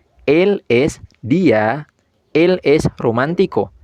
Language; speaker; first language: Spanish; non-native, fluent; Indonesian